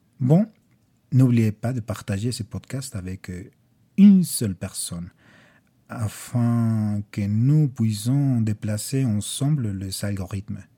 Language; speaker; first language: French; non-native, fluent; Spanish